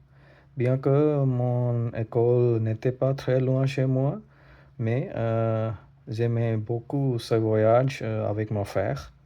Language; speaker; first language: French; non-native, learner; Hindi